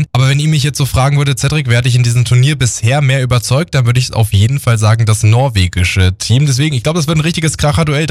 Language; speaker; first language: German; native; German